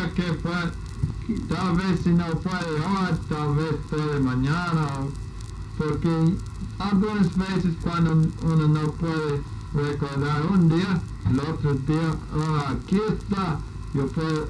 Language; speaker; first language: Spanish; non-native, learner; English